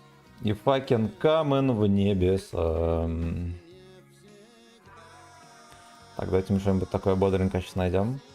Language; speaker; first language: Russian; native; Russian